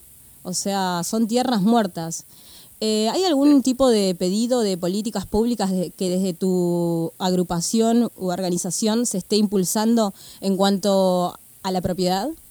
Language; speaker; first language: Spanish; native; Spanish